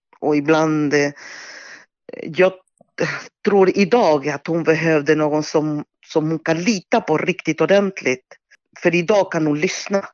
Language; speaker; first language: Swedish; non-native, fluent; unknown